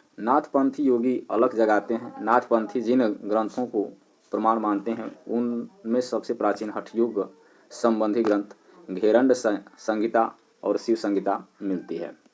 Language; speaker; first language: Hindi; native; Hindi